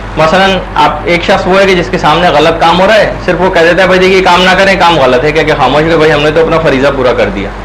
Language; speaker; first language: Urdu; native; Urdu